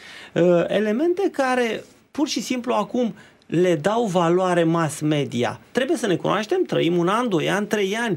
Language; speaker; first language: Romanian; native; Romanian